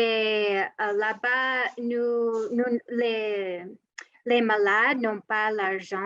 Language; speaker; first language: French; non-native, learner; English